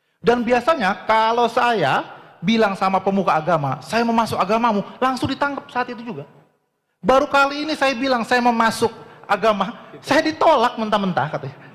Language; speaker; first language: Indonesian; native; Indonesian